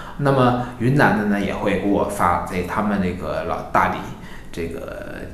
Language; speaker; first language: Chinese; native; Chinese